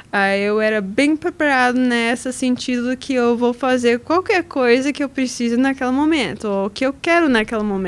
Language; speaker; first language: Portuguese; non-native, learner; English